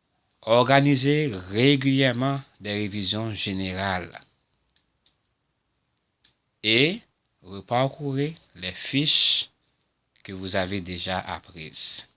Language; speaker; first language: French; non-native, local second language; Haitian Creole